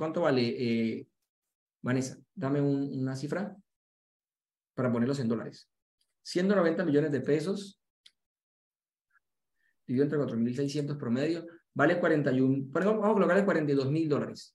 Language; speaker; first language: Spanish; native; Spanish